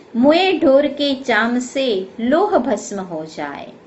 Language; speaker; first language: Hindi; non-native, local second language; Gujarati